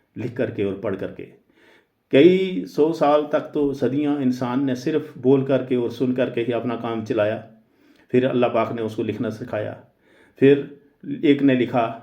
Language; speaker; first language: Urdu; native; Urdu